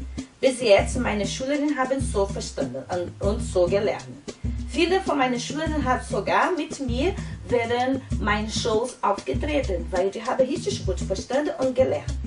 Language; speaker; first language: German; non-native, fluent; Portuguese